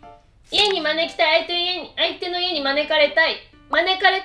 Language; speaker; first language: Japanese; native; Japanese